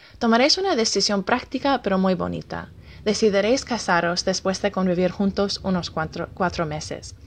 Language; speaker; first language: Spanish; non-native, fluent; English